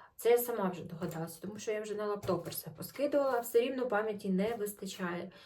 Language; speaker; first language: Ukrainian; native; Ukrainian